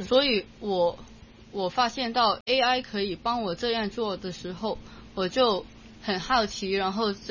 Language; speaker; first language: Chinese; non-native, local second language; Cantonese